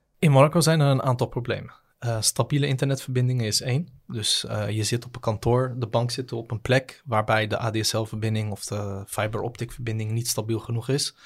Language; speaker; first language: Dutch; native; Dutch